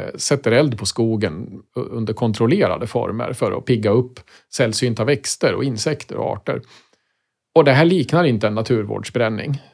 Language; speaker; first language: Swedish; native; Swedish